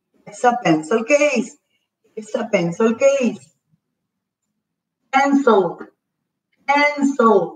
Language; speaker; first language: English; non-native, fluent; Spanish